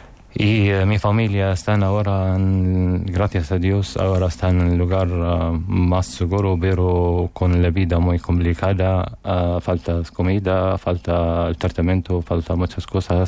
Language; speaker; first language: Spanish; non-native, learner; Arabic